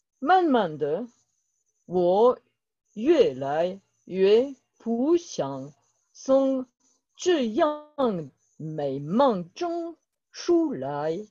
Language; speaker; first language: Chinese; non-native, learner; French